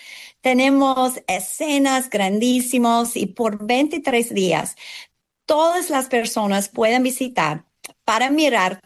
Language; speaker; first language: Spanish; non-native, fluent; English